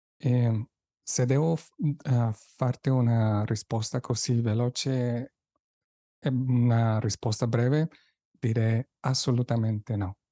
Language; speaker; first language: Italian; non-native, fluent; Spanish